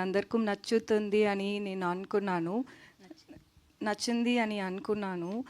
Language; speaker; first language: Telugu; non-native, learner; Tamil